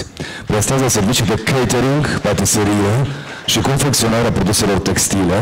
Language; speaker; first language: Romanian; native; Romanian